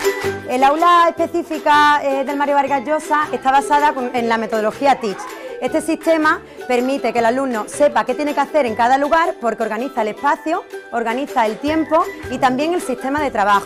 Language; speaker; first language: Spanish; native; Spanish